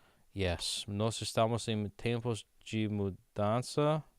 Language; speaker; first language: Portuguese; non-native, learner; English